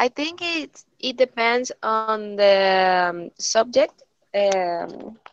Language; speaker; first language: English; non-native, learner; Spanish